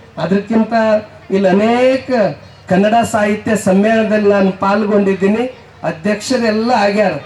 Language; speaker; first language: Kannada; native; Kannada